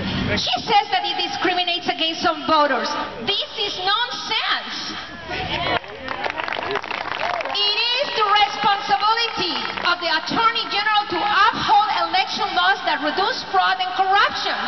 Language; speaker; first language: English; non-native, fluent; Spanish